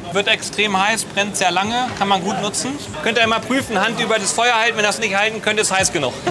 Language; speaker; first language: German; native; German